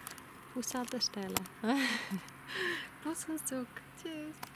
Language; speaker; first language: German; non-native, learner; Swedish